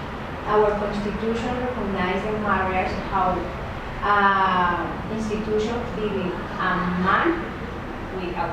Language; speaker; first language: English; non-native, learner; Spanish